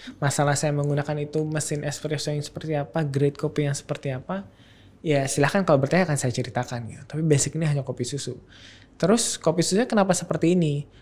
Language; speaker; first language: Indonesian; native; Indonesian